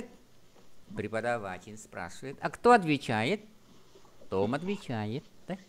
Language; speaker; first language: Russian; non-native, fluent; Vietnamese